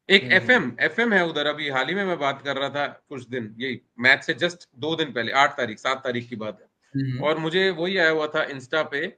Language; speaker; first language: Hindi; native; Hindi